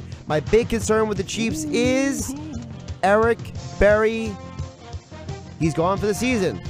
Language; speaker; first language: English; native; English